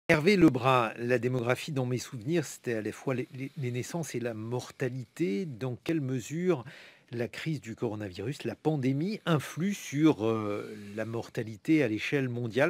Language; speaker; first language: French; native; French